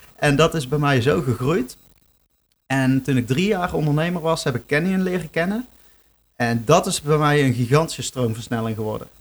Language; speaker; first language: Dutch; native; Dutch